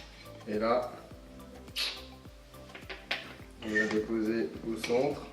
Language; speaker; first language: French; native; French